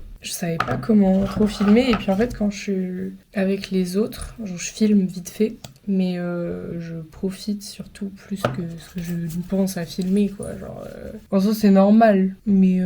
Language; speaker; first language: French; native; French